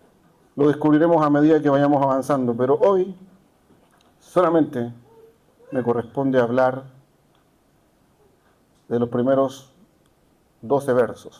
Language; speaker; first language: Spanish; native; Spanish